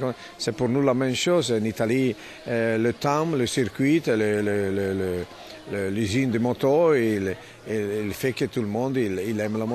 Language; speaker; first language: French; non-native, fluent; Italian